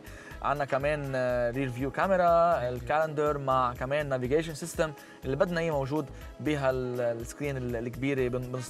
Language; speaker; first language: Arabic; native; Arabic